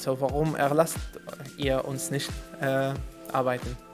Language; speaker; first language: German; non-native, fluent; Arabic